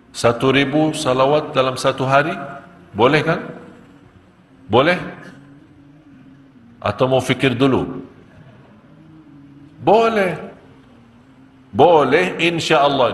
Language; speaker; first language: Indonesian; non-native, fluent; Arabic